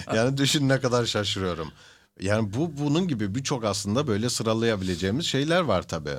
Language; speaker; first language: Turkish; early bilingual, heritage; Turkish